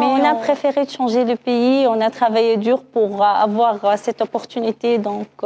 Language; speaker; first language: French; non-native, local second language; Arabic